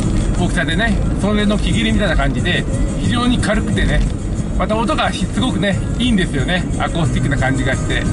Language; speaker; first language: Japanese; native; Japanese